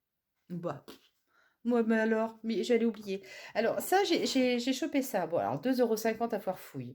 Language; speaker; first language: French; native; French